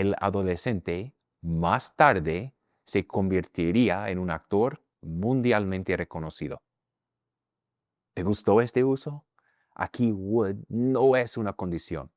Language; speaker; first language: Spanish; non-native, fluent; English